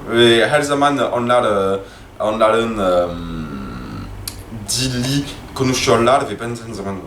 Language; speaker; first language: Turkish; non-native, learner; French